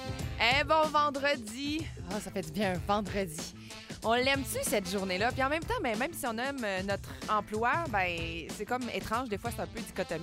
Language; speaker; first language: French; native; French